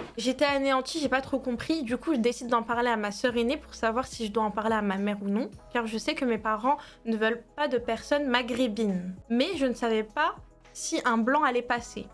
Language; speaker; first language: French; early bilingual, other home language; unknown